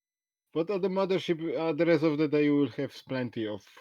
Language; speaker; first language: English; non-native, learner; Polish